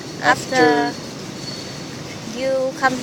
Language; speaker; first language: English; non-native, learner; Vietnamese